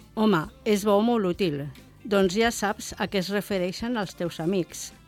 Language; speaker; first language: Catalan; non-native, learner; Spanish